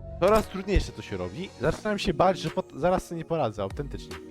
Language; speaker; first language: Polish; native; Polish